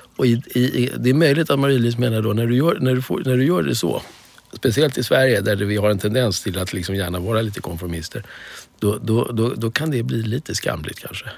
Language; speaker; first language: Swedish; native; Swedish